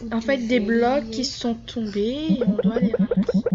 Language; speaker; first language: French; native; French